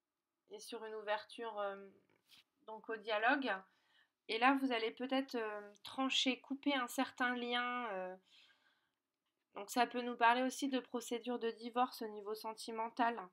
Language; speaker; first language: French; native; French